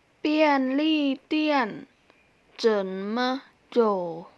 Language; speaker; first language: Chinese; non-native, fluent; Thai